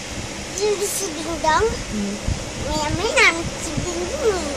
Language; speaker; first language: Filipino; native; Filipino